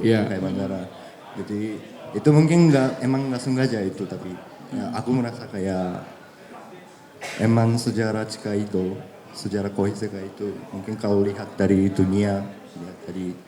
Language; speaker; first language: Indonesian; early bilingual, heritage; Japanese